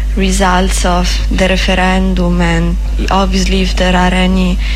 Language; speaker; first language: English; non-native, fluent; Italian